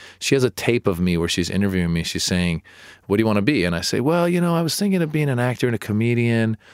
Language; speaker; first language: English; early bilingual, other home language; Persian